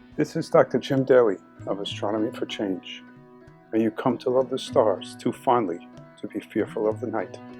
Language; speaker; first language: English; native; English